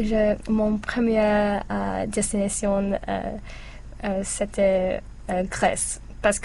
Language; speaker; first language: French; non-native, learner; English